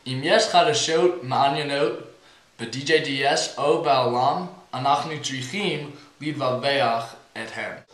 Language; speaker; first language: Hebrew; non-native, learner; English